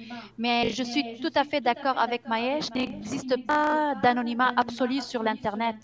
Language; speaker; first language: French; non-native, fluent; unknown